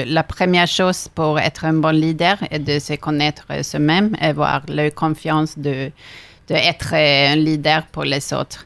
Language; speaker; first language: French; non-native, fluent; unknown